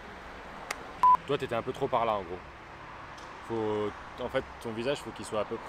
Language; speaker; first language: French; native; French